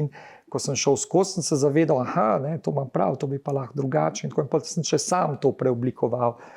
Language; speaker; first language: Slovenian; early bilingual, heritage; Slovenian